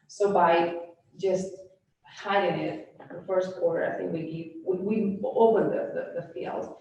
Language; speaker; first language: English; non-native, fluent; Spanish